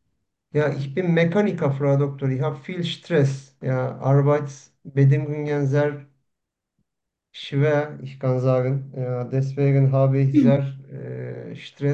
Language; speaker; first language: German; non-native, learner; Turkish